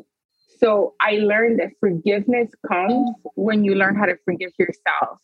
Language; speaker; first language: English; early bilingual, other home language; Spanish